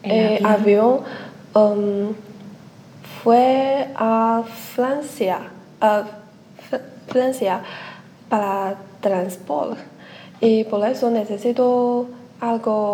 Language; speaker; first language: Spanish; non-native, learner; Chinese